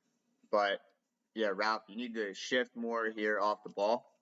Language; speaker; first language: English; native; English